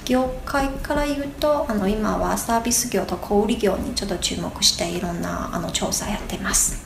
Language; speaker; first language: Japanese; non-native, fluent; Chinese